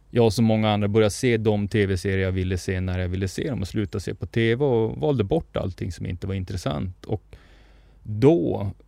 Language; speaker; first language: Swedish; native; Swedish